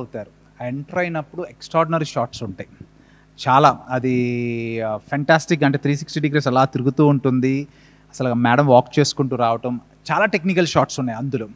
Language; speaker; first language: Telugu; native; Telugu